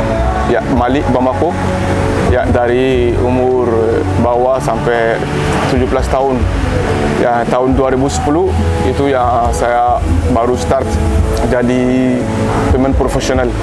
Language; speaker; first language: Indonesian; non-native, learner; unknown